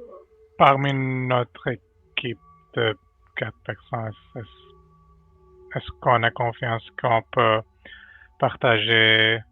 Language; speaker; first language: French; non-native, learner; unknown